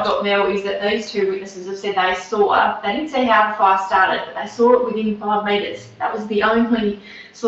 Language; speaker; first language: English; native; English